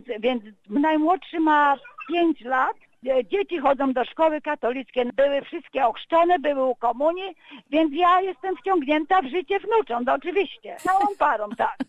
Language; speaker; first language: Polish; native; Polish